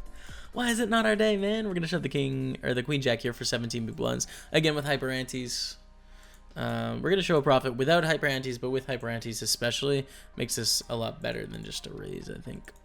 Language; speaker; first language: English; native; English